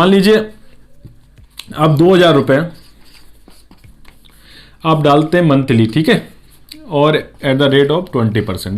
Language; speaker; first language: Hindi; native; Hindi